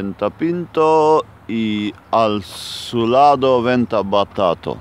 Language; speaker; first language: Spanish; non-native, fluent; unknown